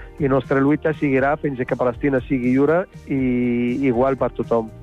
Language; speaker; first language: Catalan; non-native, learner; Arabic